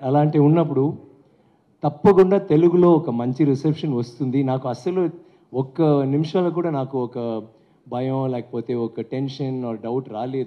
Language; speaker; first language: Telugu; non-native, learner; Tamil